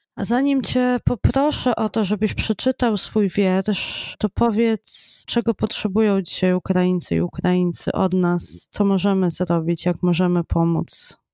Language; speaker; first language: Polish; native; Polish